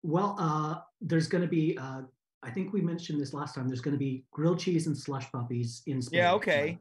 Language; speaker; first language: English; native; English